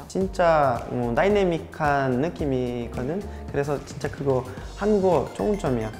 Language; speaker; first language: Korean; non-native, learner; Portuguese